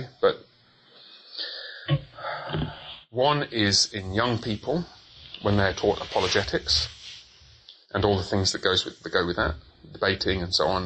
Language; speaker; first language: English; native; English